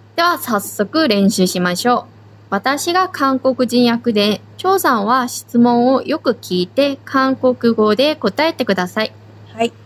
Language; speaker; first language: Japanese; non-native, fluent; Korean